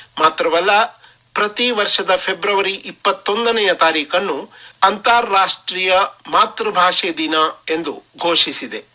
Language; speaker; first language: Kannada; non-native, local second language; Marathi